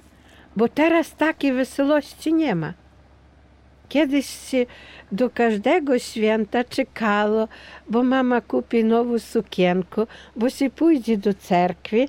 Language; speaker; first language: Polish; non-native, local second language; Ukrainian